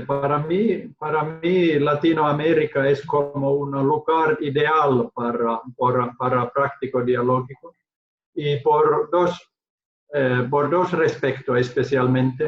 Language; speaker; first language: Spanish; non-native, learner; Finnish